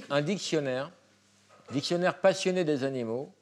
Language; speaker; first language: French; native; French